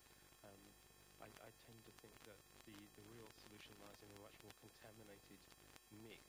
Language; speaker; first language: English; native; English